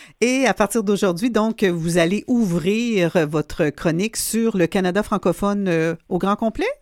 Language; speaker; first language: French; native; French